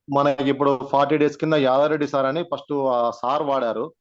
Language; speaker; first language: Telugu; native; Telugu